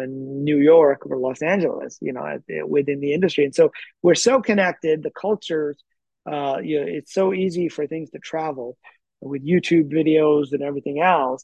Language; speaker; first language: English; native; English